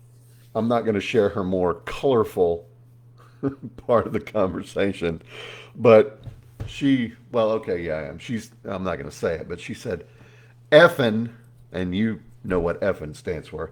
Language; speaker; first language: English; native; English